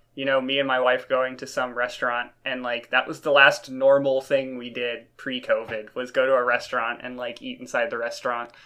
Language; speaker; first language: English; native; English